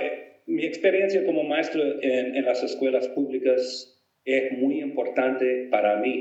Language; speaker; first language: Spanish; non-native, fluent; English